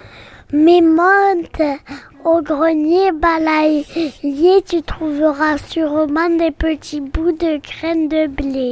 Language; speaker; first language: French; native; French